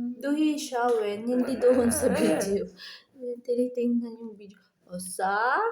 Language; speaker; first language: Filipino; native; Filipino